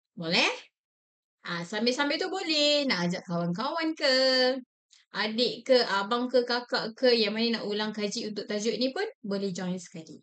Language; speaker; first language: Malay; native; Malay